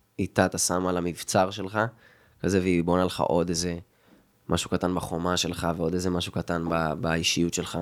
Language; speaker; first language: Hebrew; native; Hebrew